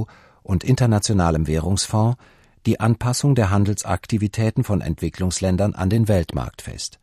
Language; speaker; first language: German; native; German